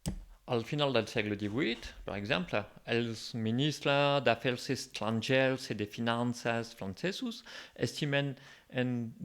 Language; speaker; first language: Catalan; non-native, local second language; French